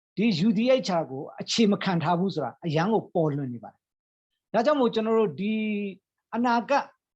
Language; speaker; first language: Burmese; non-native, local second language; Hakha Chin